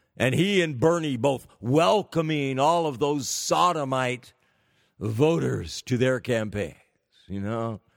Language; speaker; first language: English; native; English